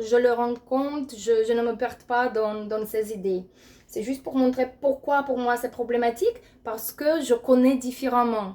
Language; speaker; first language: French; non-native, fluent; Russian